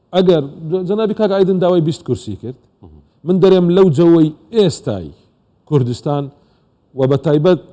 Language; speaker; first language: Central Kurdish; non-native, local second language; Assyrian Neo-Aramaic